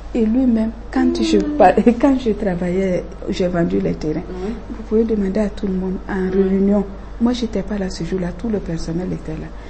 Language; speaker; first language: French; non-native, local second language; Bambara